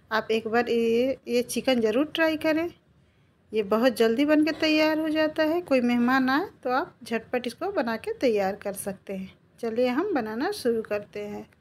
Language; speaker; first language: Hindi; native; Hindi